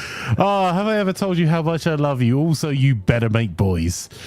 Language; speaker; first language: English; native; English